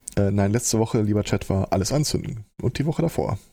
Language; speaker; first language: German; native; German